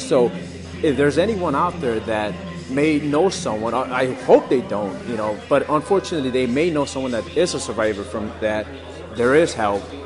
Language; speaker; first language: English; early bilingual, other home language; Spanish